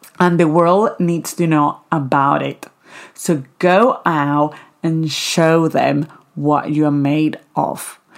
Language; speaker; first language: English; non-native, fluent; Spanish